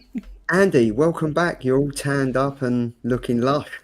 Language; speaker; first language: English; native; English